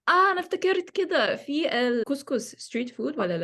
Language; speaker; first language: Egyptian Arabic; non-native, learner; English